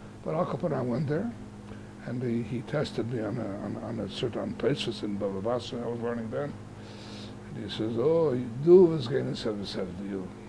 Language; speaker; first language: English; native; English